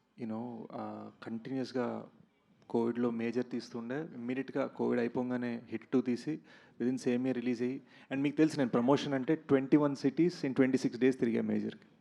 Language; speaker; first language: Telugu; native; Telugu